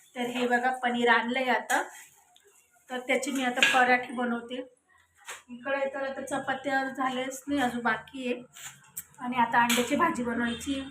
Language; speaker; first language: Marathi; non-native, local second language; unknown